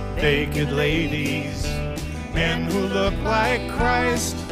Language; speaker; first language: English; native; English